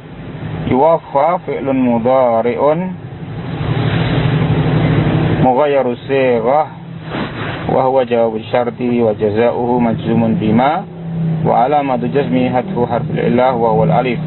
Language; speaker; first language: Arabic; non-native, fluent; Indonesian